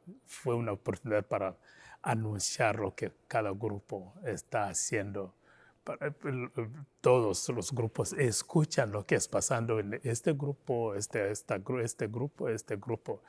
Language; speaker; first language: Spanish; non-native, fluent; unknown